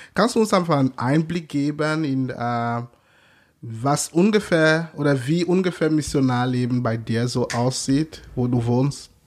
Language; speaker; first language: German; non-native, fluent; English